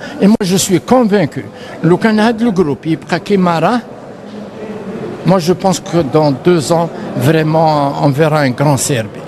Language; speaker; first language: French; non-native, local second language; Arabic